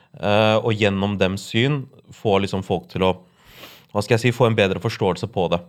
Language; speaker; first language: Norwegian; native; Norwegian